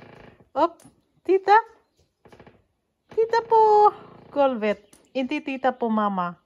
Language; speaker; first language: Swedish; non-native, learner; Filipino